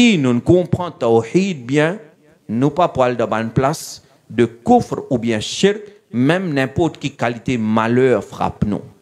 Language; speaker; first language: French; non-native, local second language; Morisyen